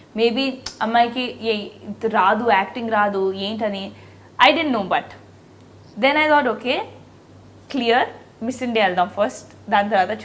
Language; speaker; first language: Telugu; non-native, learner; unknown